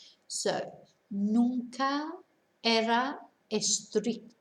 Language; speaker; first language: Spanish; non-native, fluent; English